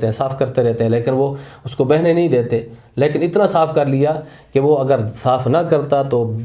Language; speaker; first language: Urdu; native; Urdu